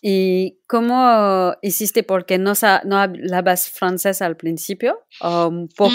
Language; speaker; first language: Spanish; non-native, local second language; French